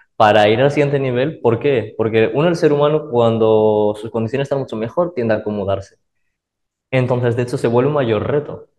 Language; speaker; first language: Spanish; early bilingual, other home language; Arabic